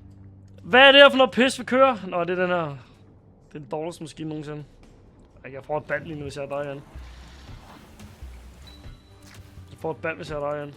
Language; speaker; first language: Danish; native; Danish